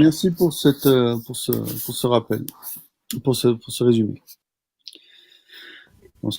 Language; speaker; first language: French; native; French